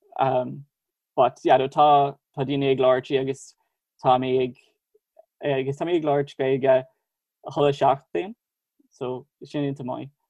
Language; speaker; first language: Irish; non-native, fluent; English